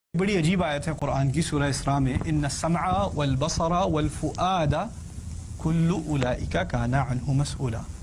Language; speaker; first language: Urdu; early bilingual, heritage; Urdu